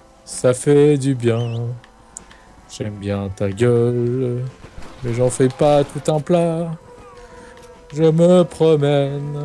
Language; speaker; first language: French; native; French